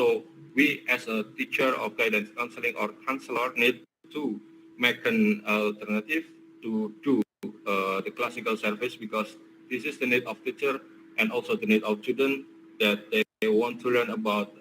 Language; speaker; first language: English; non-native, learner; Indonesian